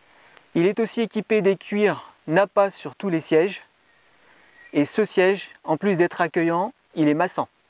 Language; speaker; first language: French; native; French